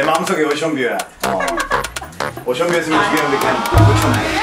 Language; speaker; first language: Korean; non-native, fluent; Spanish